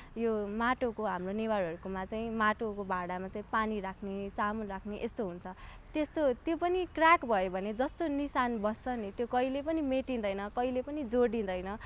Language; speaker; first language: Nepali; native; Nepali